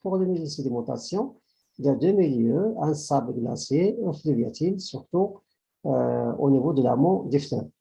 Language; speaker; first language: French; non-native, local second language; Arabic